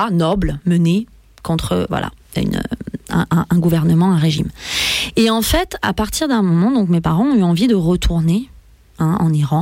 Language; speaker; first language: French; early bilingual, other home language; Persian